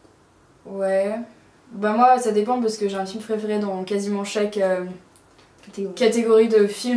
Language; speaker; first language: French; native; French